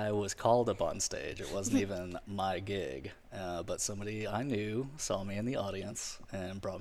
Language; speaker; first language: English; native; English